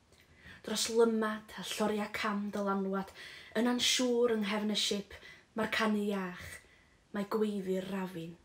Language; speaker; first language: Welsh; native; Welsh